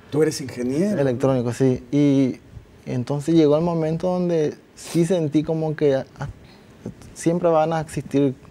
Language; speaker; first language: Spanish; native; Spanish